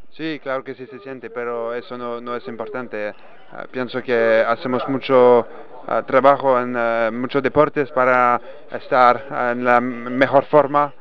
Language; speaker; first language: Spanish; non-native, fluent; French